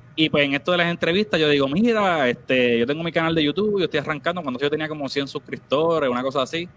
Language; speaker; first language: Spanish; native; Spanish